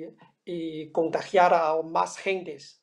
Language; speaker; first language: Spanish; non-native, fluent; Chinese